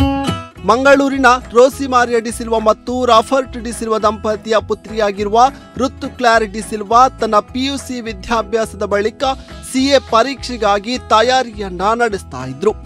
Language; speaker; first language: Kannada; native; Kannada